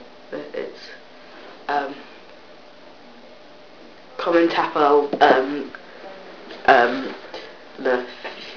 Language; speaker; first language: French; non-native, learner; English